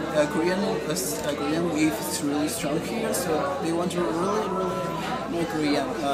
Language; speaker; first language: English; non-native, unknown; Spanish